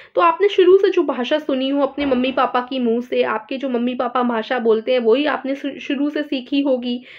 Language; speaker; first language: Hindi; native; Hindi